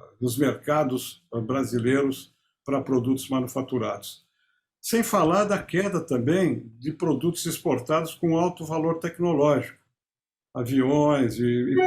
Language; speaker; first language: Portuguese; native; Portuguese